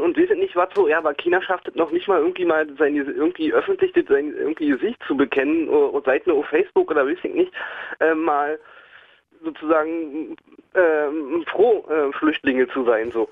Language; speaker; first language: German; native; German